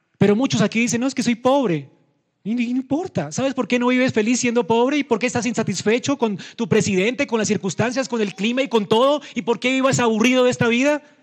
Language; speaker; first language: Spanish; native; Spanish